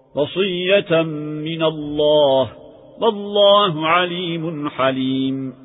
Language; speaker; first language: Arabic; non-native, fluent; Turkish